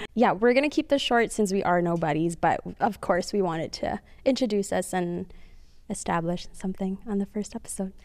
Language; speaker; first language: English; early bilingual, other home language; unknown